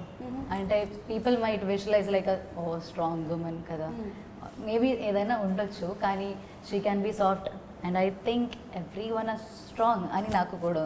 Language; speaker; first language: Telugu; non-native, learner; Malayalam